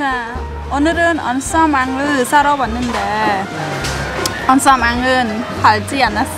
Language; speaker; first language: Korean; non-native, fluent; Khmer